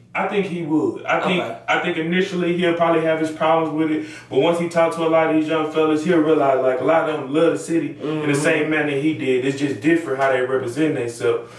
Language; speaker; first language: English; native; English